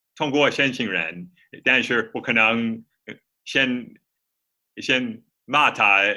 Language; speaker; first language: Chinese; non-native, fluent; English